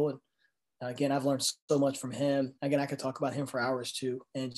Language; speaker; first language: English; native; English